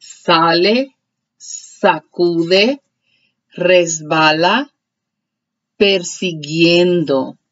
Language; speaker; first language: Spanish; early bilingual, heritage; Spanish